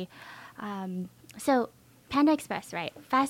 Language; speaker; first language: English; native; English